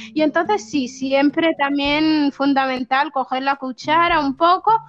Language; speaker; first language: Spanish; early bilingual, other home language; Arabic